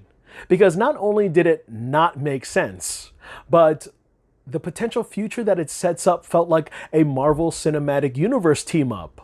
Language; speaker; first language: English; native; English